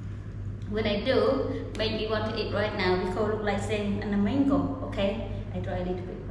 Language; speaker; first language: English; non-native, learner; Khmer